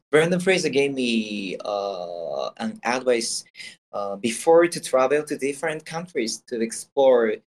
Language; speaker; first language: English; non-native, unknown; Japanese